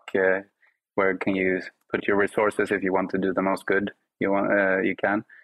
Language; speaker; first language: English; non-native, fluent; Swedish